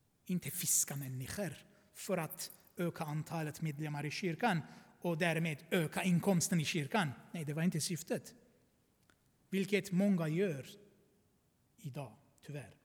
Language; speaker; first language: Swedish; non-native, fluent; Armenian